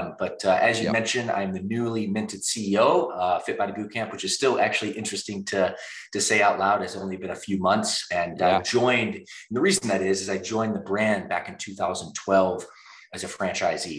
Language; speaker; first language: English; native; English